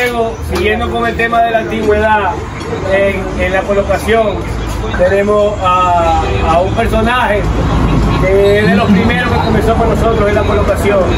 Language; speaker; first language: Spanish; native; Spanish